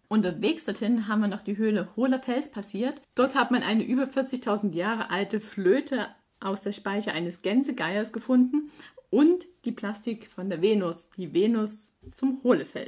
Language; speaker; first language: German; native; German